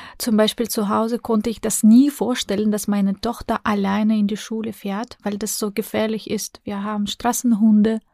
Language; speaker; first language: German; non-native, fluent; Russian